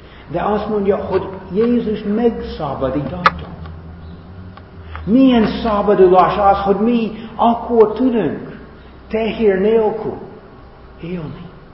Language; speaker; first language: Hungarian; non-native, fluent; English